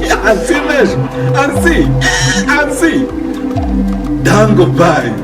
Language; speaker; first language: Portuguese; non-native, learner; Kinyarwanda